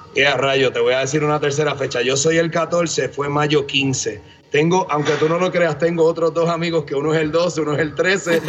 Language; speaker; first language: Spanish; native; Spanish